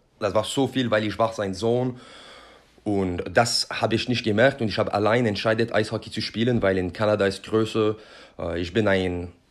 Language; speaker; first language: German; non-native, learner; French